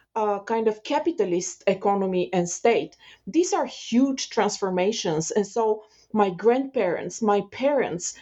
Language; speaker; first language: English; non-native, fluent; Bulgarian